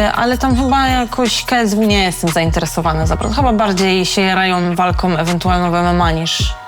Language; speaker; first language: Polish; native; Polish